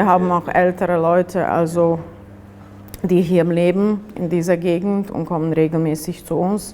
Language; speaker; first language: German; non-native, fluent; Slovak